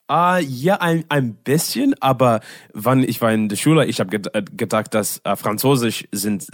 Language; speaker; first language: German; non-native, learner; English